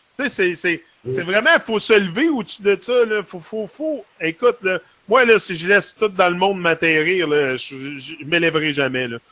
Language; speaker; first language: French; native; French